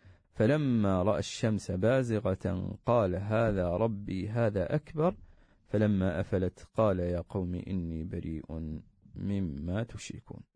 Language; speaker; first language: Arabic; native; Arabic